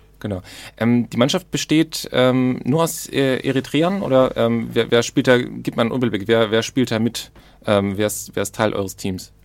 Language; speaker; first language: German; native; German